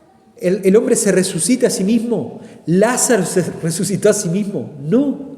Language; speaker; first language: Spanish; native; Spanish